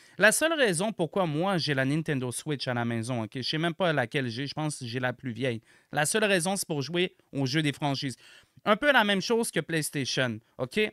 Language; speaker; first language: French; native; French